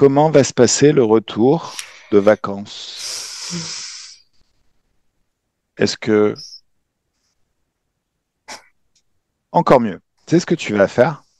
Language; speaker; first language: French; native; French